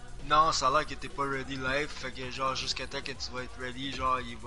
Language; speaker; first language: French; native; French